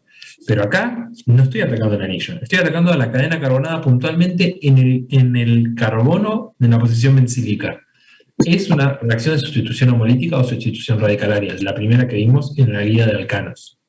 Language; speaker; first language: Spanish; native; Spanish